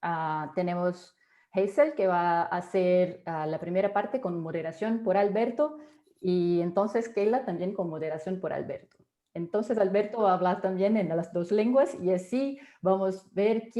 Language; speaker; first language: Spanish; non-native, fluent; Portuguese